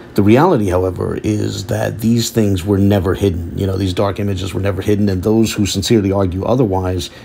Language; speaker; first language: English; native; English